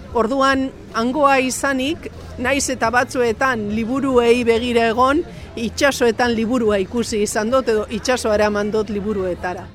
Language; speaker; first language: Basque; native; Basque